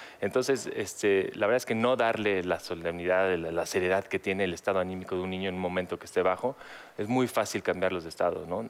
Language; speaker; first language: Spanish; native; Spanish